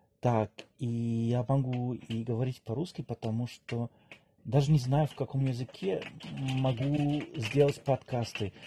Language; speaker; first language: Russian; non-native, learner; German